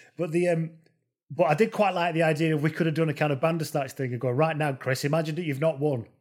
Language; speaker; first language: English; native; English